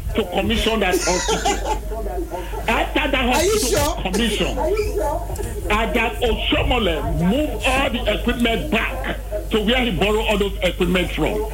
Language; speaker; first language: English; non-native, local second language; Bini